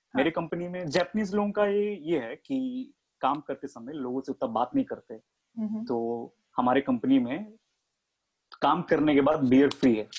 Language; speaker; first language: Hindi; native; Hindi